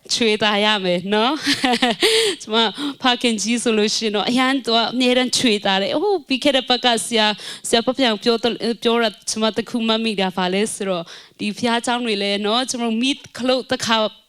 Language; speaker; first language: Burmese; non-native, local second language; Tedim Chin